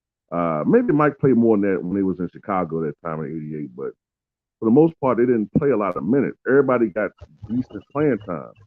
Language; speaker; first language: English; native; English